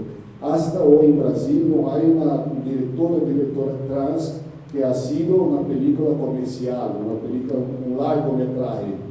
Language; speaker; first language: Spanish; non-native, learner; Portuguese